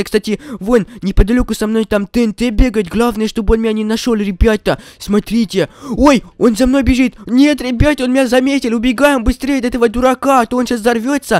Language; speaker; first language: Russian; native; Russian